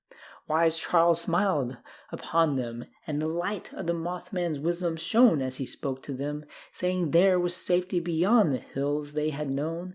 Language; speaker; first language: English; native; English